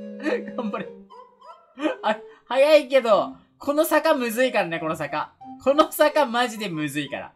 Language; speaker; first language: Japanese; native; Japanese